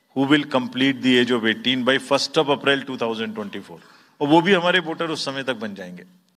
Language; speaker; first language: Hindi; native; Hindi